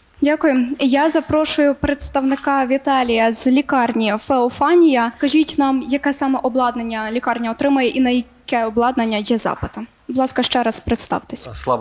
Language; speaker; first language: Ukrainian; native; Ukrainian